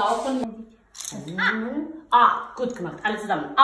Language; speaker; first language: German; non-native, fluent; Russian